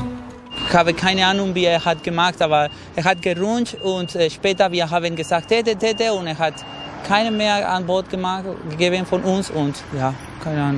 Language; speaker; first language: German; non-native, learner; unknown